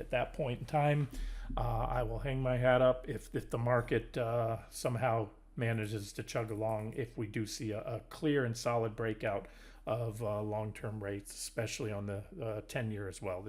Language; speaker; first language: English; native; English